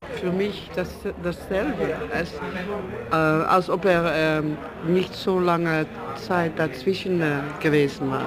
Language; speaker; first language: German; non-native, fluent; Dutch